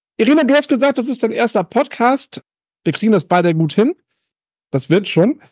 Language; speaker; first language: German; native; German